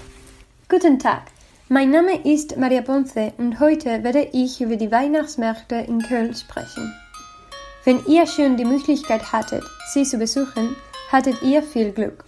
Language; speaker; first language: German; non-native, learner; Spanish